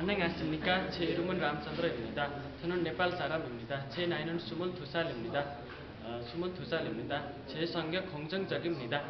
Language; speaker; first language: Korean; non-native, learner; Nepali